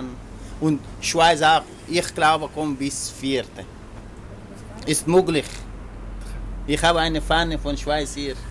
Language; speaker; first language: German; non-native, learner; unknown